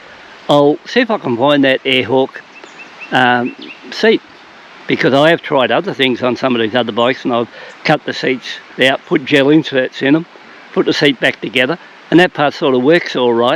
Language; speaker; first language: English; native; English